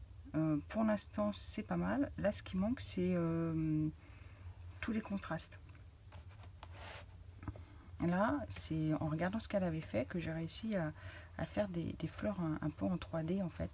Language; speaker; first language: French; native; French